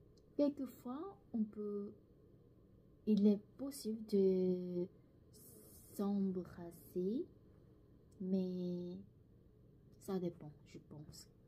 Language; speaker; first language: French; non-native, learner; Korean